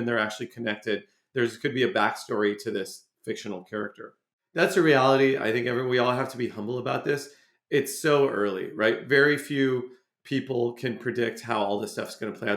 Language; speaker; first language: English; native; English